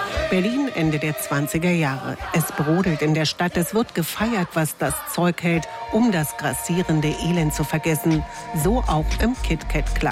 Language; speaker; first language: German; native; German